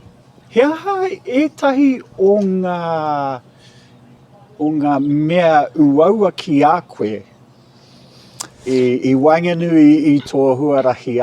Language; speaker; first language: Māori; non-native, local second language; English